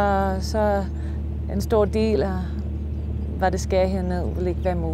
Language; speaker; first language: Danish; non-native, fluent; English